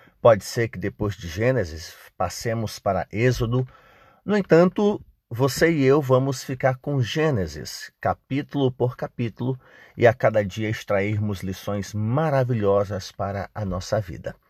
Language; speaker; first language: Portuguese; native; Portuguese